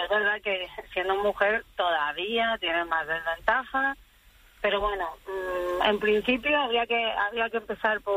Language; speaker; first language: Spanish; native; Spanish